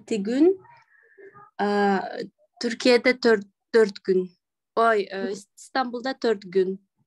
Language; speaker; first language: Turkish; non-native, learner; Kyrgyz